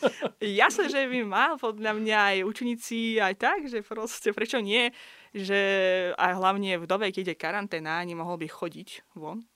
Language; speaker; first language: Slovak; non-native, fluent; Russian